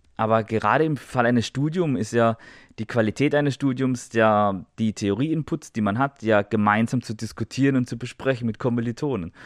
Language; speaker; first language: German; native; German